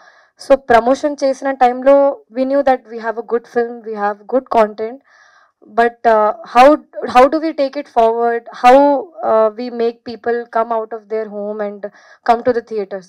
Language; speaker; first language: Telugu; non-native, fluent; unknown